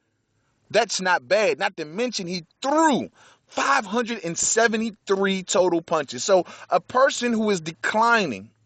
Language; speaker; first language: English; native; English